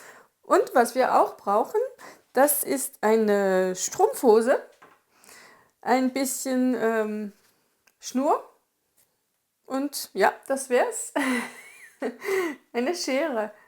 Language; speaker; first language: German; non-native, fluent; French